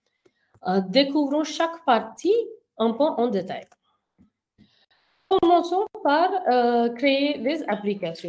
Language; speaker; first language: French; non-native, fluent; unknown